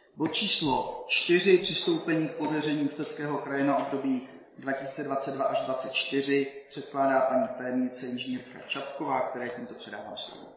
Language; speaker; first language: Czech; native; Czech